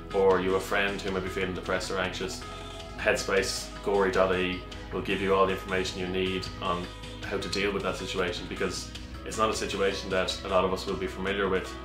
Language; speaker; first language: English; native; English